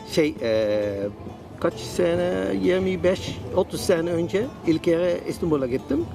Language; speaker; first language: Turkish; non-native, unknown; Dutch